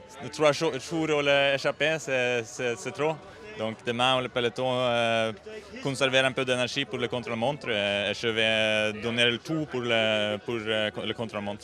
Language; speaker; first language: French; non-native, learner; Italian